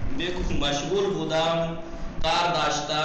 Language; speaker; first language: Persian; non-native, fluent; Urdu